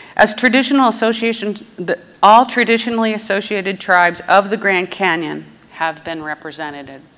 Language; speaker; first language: English; native; English